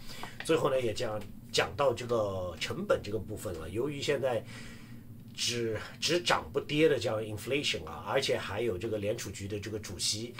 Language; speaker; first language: Chinese; native; Chinese